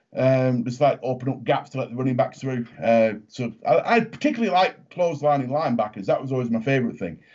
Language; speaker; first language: English; native; English